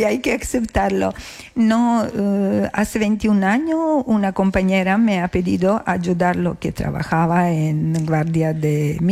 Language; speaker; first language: Spanish; non-native, learner; Croatian